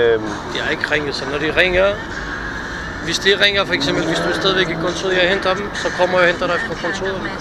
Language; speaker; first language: Danish; non-native, fluent; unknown